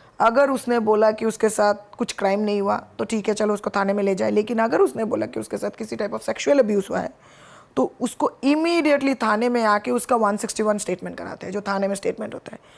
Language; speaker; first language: Hindi; non-native, local second language; Bangla